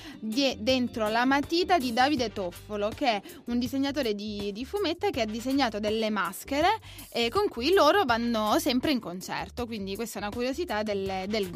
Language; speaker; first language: Italian; native; Italian